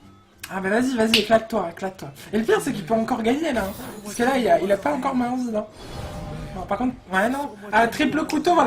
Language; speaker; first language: French; native; French